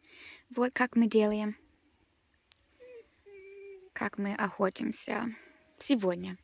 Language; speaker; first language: Russian; non-native, learner; English